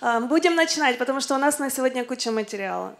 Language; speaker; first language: Russian; native; Russian